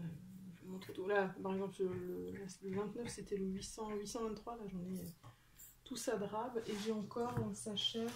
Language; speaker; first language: French; native; French